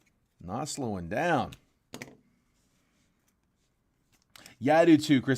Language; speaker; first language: English; native; English